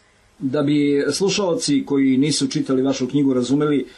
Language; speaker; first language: Croatian; native; Croatian